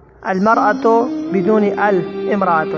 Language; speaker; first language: Arabic; non-native, fluent; Persian